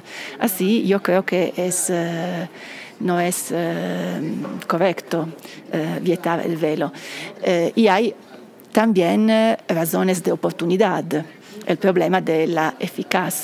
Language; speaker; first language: Spanish; non-native, fluent; Italian